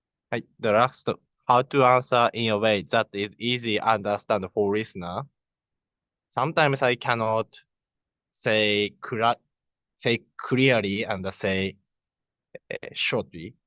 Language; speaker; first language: English; non-native, learner; Japanese